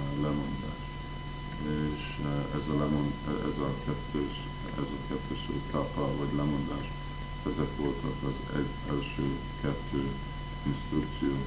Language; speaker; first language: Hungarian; early bilingual, heritage; Hungarian